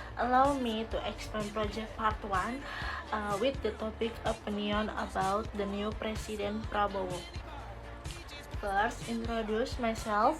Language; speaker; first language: English; non-native, learner; Indonesian